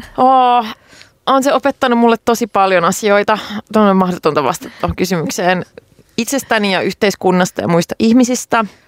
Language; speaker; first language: Finnish; non-native, local second language; Swedish